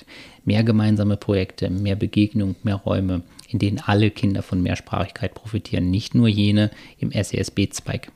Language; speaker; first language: German; native; German